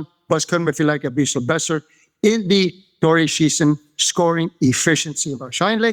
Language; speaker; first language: German; non-native, fluent; English